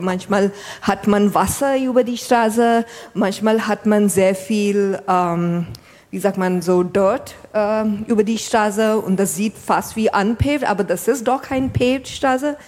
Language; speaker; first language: German; non-native, fluent; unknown